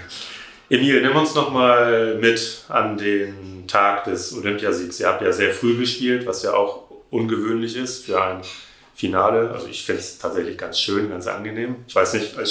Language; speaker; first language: German; native; German